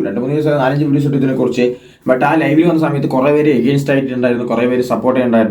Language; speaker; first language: Malayalam; native; Malayalam